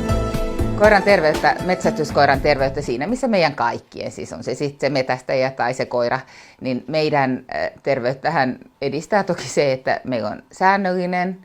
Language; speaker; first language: Finnish; native; Finnish